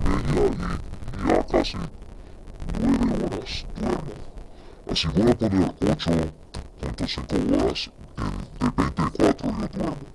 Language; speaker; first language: Spanish; non-native, fluent; English